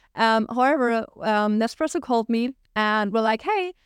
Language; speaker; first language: English; non-native, fluent; German